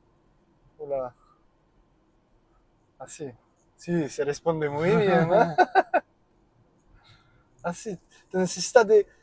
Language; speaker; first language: Spanish; non-native, learner; French